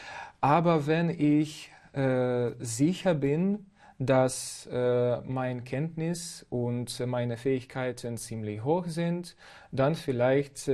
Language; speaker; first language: German; non-native, learner; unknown